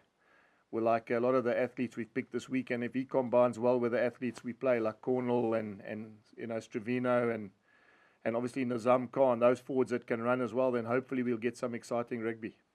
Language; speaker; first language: English; native; English